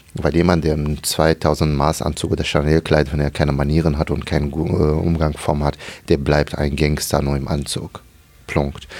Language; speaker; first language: German; non-native, fluent; Arabic